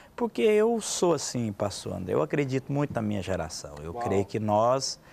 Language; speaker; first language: Portuguese; native; Portuguese